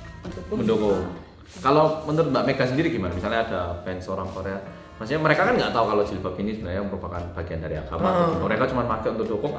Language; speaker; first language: Indonesian; native; Indonesian